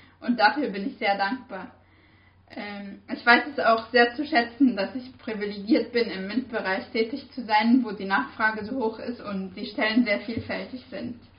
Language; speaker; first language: German; non-native, fluent; Arabic